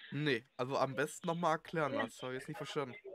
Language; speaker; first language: German; native; German